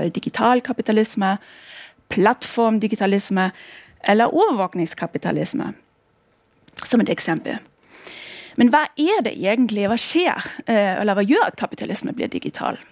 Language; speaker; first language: Norwegian; non-native, fluent; German